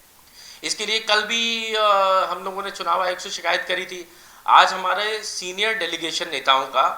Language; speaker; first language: Hindi; native; Hindi